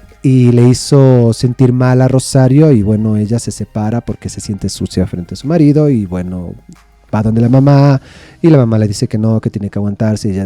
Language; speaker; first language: Spanish; native; Spanish